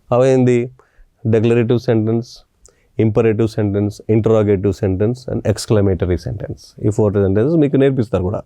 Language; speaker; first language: Telugu; non-native, local second language; English